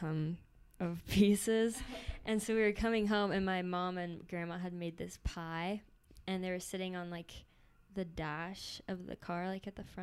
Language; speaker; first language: English; native; English